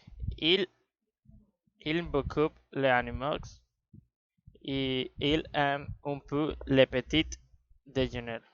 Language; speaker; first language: French; non-native, learner; Spanish